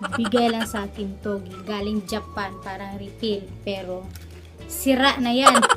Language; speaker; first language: Filipino; non-native, local second language; Cebuano